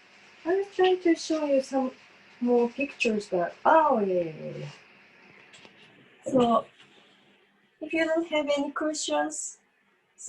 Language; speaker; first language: English; non-native, fluent; Japanese